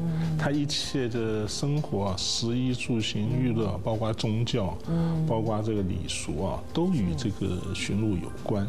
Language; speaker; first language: Chinese; native; Chinese